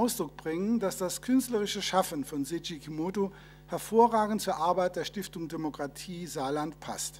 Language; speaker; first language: German; native; German